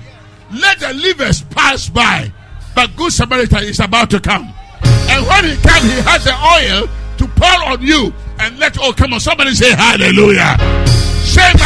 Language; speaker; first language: English; non-native, local second language; Akan